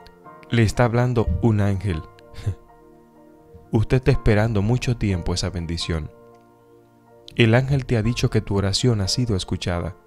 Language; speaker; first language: Spanish; native; Spanish